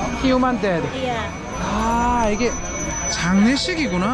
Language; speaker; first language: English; non-native, learner; Korean